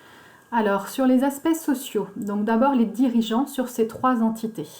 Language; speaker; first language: French; native; French